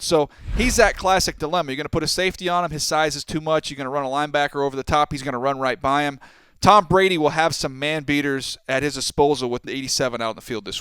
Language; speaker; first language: English; native; English